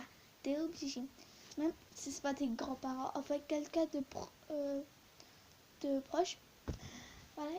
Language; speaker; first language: French; early bilingual, other home language; Turkish